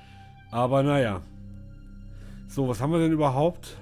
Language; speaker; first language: German; native; German